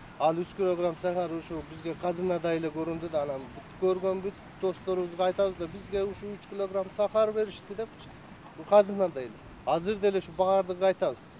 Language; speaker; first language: Kyrgyz; early bilingual, heritage; Kyrgyz